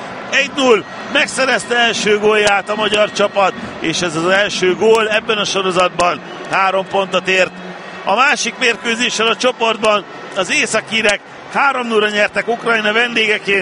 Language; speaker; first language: Hungarian; native; Hungarian